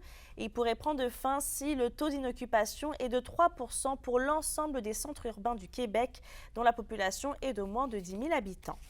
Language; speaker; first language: French; native; French